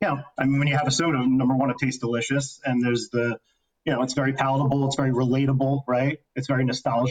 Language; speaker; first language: English; native; English